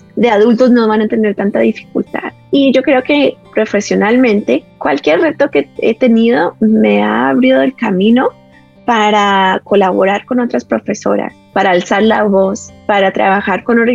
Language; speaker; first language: Spanish; native; Spanish